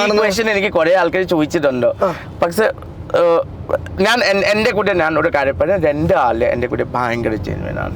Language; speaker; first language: Malayalam; non-native, local second language; Assamese